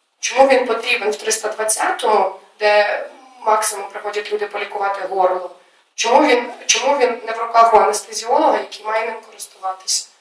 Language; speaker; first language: Ukrainian; native; Ukrainian